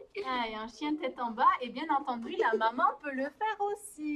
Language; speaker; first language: French; native; French